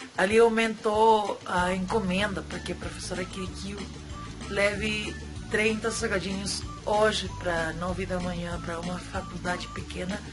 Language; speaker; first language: Portuguese; non-native, fluent; Spanish